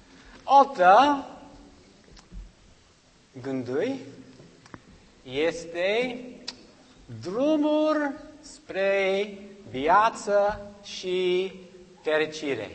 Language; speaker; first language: Romanian; non-native, learner; English